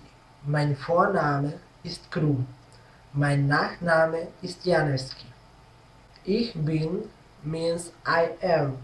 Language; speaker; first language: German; non-native, fluent; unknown